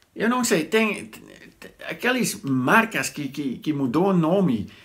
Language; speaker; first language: Portuguese; non-native, learner; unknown